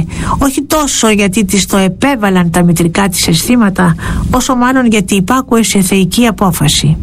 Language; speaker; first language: Greek; native; Greek